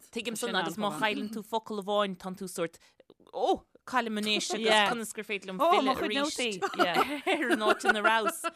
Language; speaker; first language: Irish; native; Irish